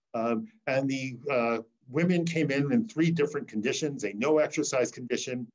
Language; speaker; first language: English; native; English